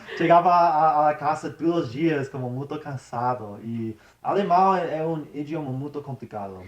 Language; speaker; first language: Portuguese; non-native, learner; English